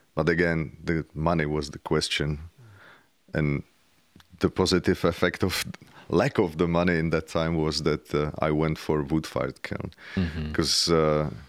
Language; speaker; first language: English; non-native, fluent; Czech